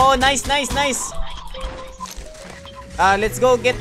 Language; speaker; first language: English; non-native, local second language; Filipino